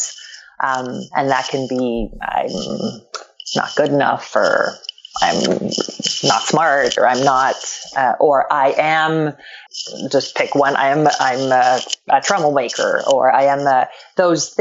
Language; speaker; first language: English; non-native, fluent; French